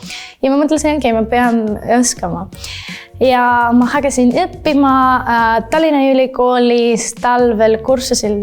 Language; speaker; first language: Estonian; non-native, learner; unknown